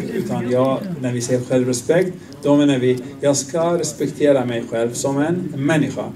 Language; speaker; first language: Swedish; non-native, fluent; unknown